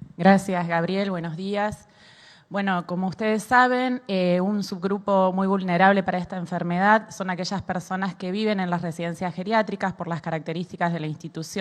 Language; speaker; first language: Spanish; native; Spanish